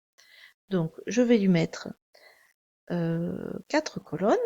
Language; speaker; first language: French; native; French